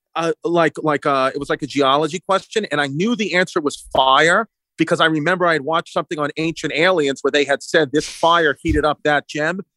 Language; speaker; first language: English; native; English